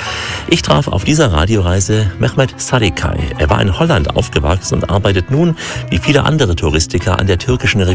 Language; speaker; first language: German; native; German